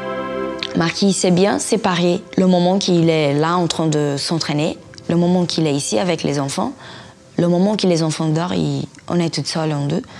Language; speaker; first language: French; non-native, fluent; Portuguese